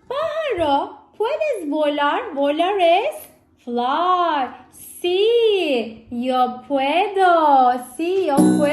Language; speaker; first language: Spanish; non-native, learner; Turkish